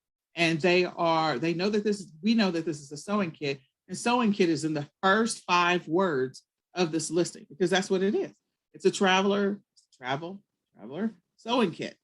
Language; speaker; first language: English; native; English